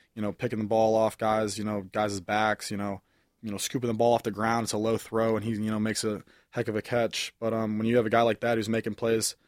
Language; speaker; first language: English; native; English